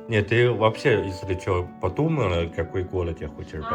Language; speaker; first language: Russian; non-native, learner; Chinese